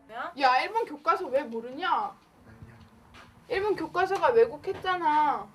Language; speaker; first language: Korean; early bilingual, other home language; Italian